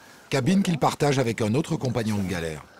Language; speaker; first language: French; native; French